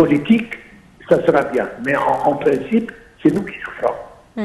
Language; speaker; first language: French; non-native, fluent; Arabic